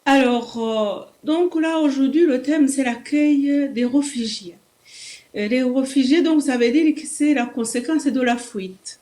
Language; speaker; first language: French; non-native, local second language; Kinyarwanda